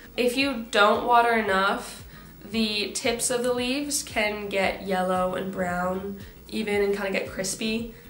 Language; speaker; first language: English; native; English